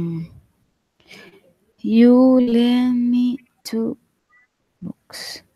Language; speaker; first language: English; non-native, learner; Spanish